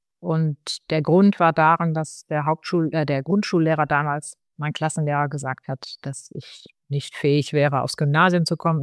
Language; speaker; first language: German; early bilingual, other home language; Arabic